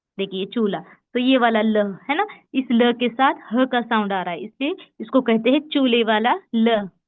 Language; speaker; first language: Hindi; native; Hindi